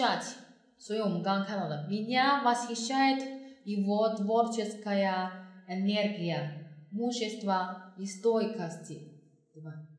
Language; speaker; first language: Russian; non-native, fluent; Chinese